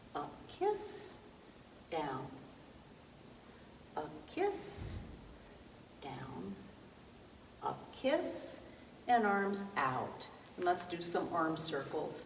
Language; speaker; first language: English; native; English